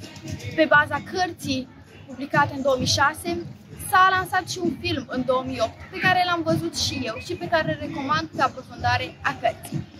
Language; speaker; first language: Romanian; native; Romanian